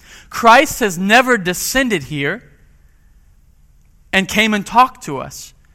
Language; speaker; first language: English; native; English